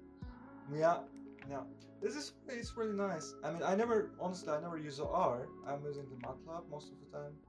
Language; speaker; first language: English; non-native, fluent; Turkish